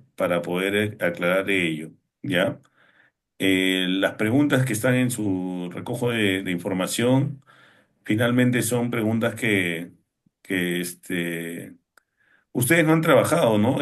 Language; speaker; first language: Spanish; native; Spanish